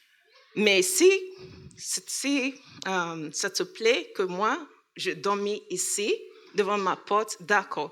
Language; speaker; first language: French; non-native, learner; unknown